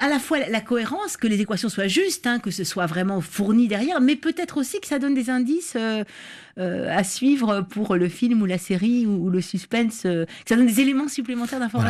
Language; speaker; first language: French; native; French